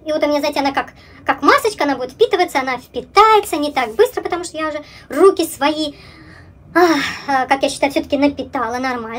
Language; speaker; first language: Russian; native; Russian